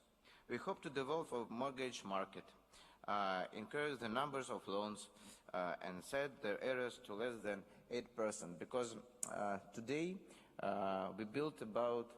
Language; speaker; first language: English; non-native, learner; Russian